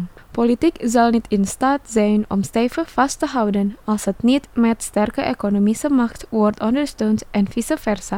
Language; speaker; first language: Dutch; non-native, learner; Indonesian